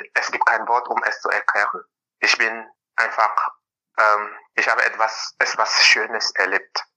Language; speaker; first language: German; non-native, fluent; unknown